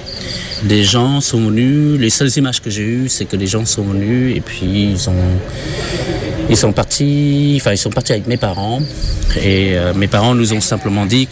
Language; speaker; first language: French; non-native, fluent; Khmer